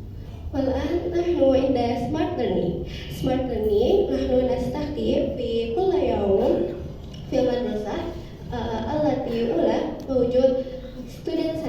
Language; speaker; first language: Arabic; non-native, learner; Indonesian